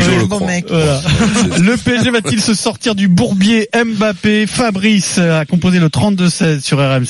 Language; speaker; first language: French; native; French